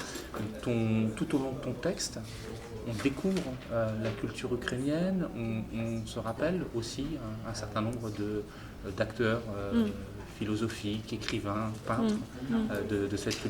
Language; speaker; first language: French; native; French